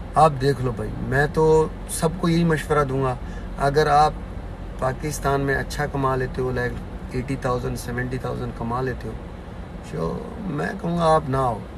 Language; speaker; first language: Urdu; non-native, local second language; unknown